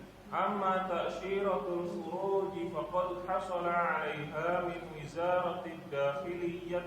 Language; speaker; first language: Arabic; non-native, learner; Indonesian